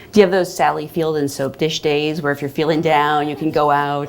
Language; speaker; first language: English; native; English